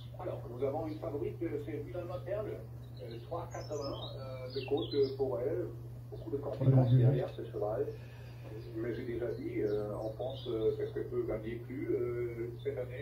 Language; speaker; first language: French; non-native, fluent; German